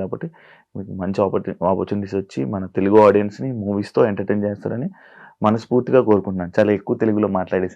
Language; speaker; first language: Telugu; native; Telugu